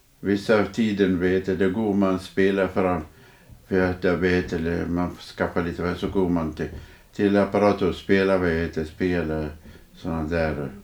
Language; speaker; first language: Swedish; non-native, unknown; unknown